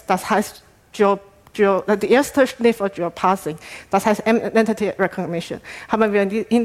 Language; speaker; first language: German; non-native, fluent; Chinese